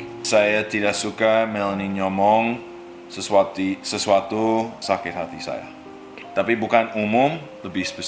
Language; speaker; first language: Indonesian; non-native, learner; English